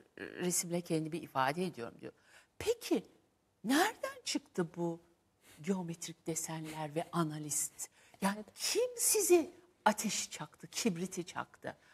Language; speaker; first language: Turkish; native; Turkish